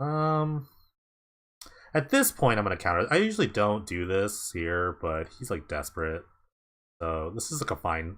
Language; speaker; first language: English; native; English